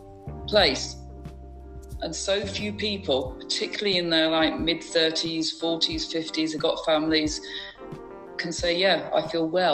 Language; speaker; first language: English; native; English